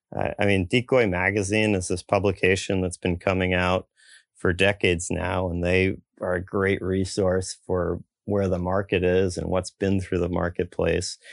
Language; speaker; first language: English; native; English